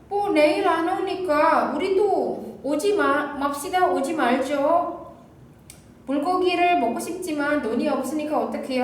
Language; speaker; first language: Korean; non-native, fluent; Indonesian